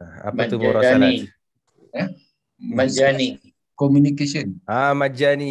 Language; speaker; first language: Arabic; non-native, fluent; Malay